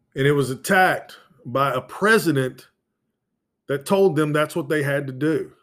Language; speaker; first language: English; native; English